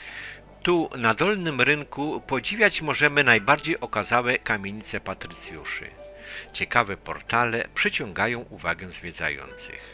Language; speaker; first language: Polish; native; Polish